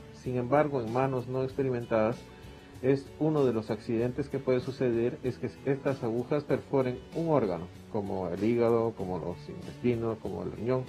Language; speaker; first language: Spanish; native; Spanish